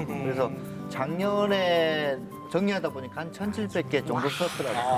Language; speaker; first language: Korean; native; Korean